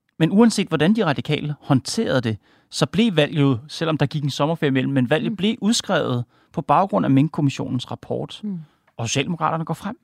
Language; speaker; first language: Danish; native; Danish